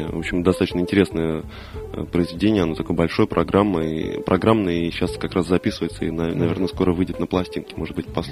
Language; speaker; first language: Russian; native; Russian